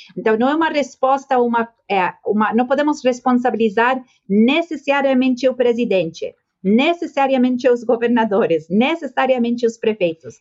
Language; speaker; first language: Portuguese; non-native, fluent; Spanish